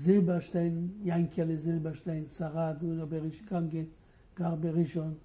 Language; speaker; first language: Hebrew; non-native, fluent; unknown